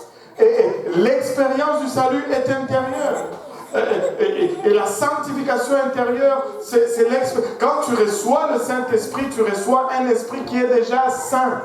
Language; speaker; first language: French; non-native, local second language; Swahili